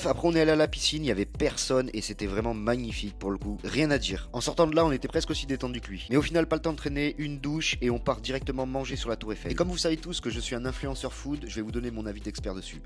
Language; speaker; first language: French; native; French